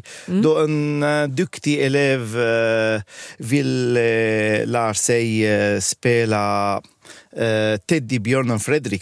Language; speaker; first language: Swedish; non-native, local second language; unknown